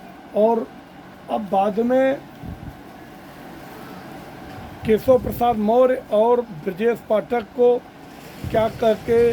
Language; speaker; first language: Hindi; native; Hindi